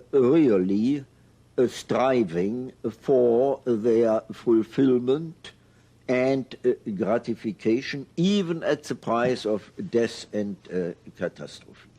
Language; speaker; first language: English; non-native, fluent; German